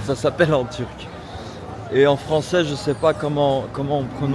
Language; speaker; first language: French; early bilingual, heritage; Turkish